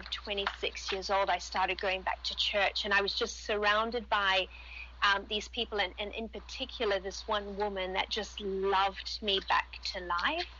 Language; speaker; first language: English; native; English